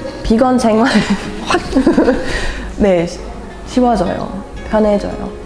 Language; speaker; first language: Korean; non-native, fluent; German